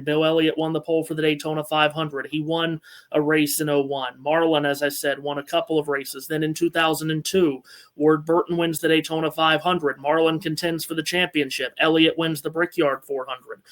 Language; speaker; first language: English; native; English